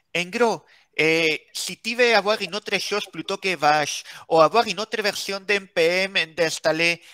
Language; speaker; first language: French; non-native, fluent; Spanish